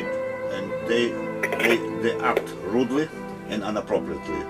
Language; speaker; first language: English; non-native, learner; Russian